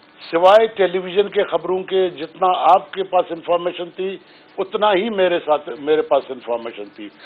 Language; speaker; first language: Urdu; non-native, local second language; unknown